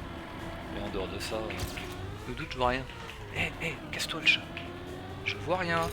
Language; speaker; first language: French; native; French